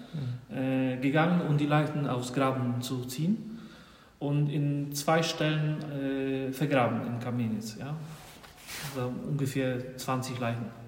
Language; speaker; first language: German; non-native, fluent; Polish